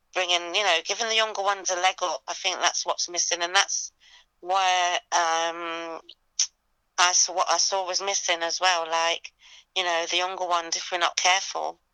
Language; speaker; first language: English; native; English